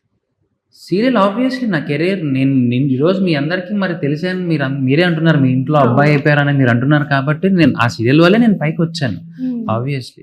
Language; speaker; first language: Telugu; native; Telugu